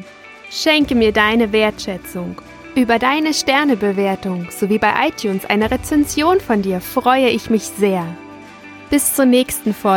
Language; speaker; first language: German; native; German